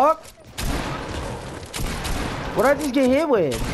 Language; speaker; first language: English; native; English